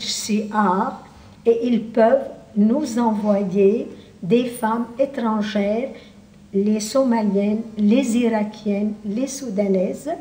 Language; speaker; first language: French; non-native, local second language; Arabic